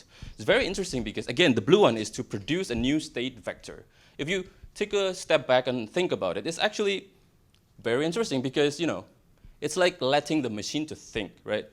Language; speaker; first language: English; non-native, fluent; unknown